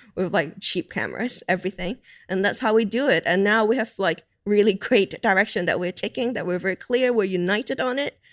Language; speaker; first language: English; non-native, local second language; Cantonese